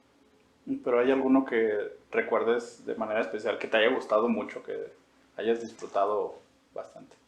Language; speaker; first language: Spanish; native; Spanish